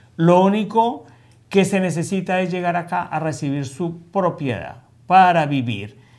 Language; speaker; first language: Spanish; native; Spanish